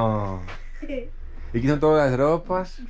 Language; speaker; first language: Spanish; non-native, learner; Greek